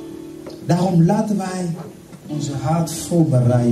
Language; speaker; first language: Dutch; non-native, fluent; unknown